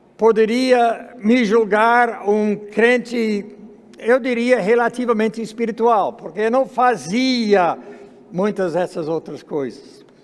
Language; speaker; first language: Portuguese; non-native, fluent; English